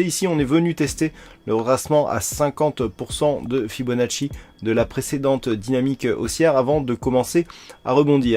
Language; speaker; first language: French; native; French